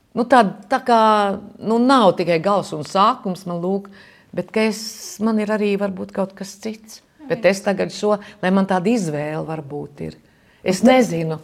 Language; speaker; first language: Latvian; native; Latvian